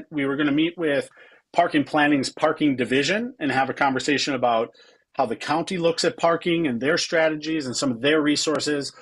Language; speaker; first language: English; native; English